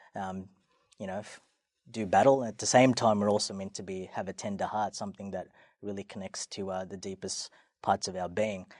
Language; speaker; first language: English; native; English